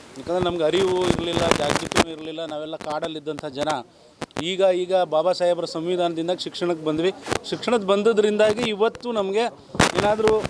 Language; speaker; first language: Kannada; non-native, local second language; Lambadi